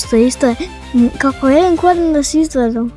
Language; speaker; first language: Macedonian; early bilingual, heritage; Macedonian